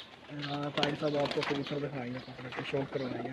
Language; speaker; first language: Hindi; non-native, local second language; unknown